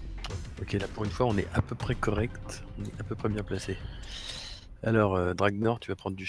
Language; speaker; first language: French; native; French